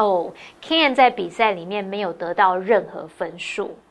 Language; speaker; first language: Chinese; native; Chinese